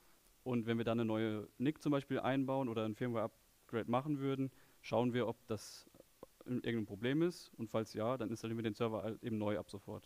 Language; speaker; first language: German; native; German